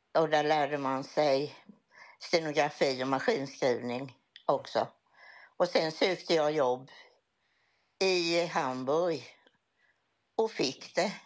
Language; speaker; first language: Swedish; native; Swedish